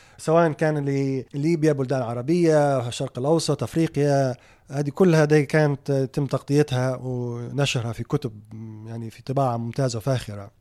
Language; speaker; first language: Arabic; native; Arabic